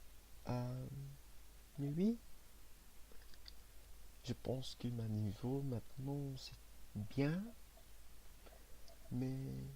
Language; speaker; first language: French; non-native, learner; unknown